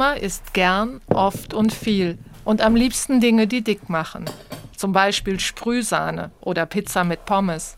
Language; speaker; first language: German; native; German